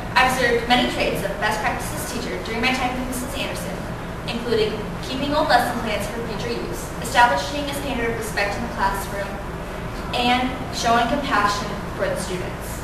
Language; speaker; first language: English; native; English